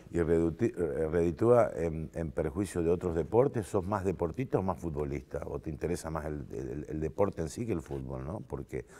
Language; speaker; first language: Spanish; native; Spanish